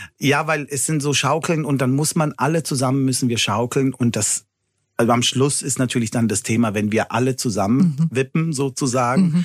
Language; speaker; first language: German; early bilingual, other home language; Italian